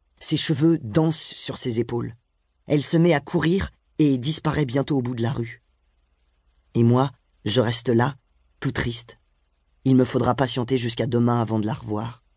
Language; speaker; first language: French; native; French